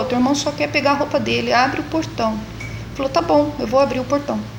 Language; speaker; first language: Portuguese; native; Portuguese